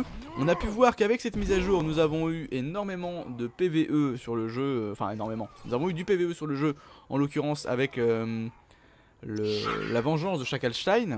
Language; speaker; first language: French; native; French